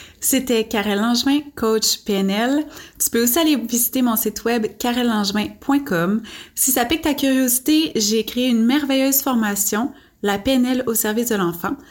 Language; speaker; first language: French; native; French